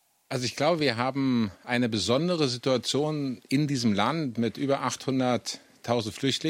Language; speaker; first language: German; native; German